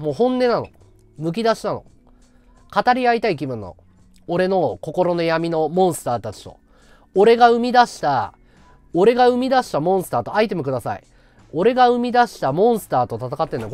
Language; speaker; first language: Japanese; native; Japanese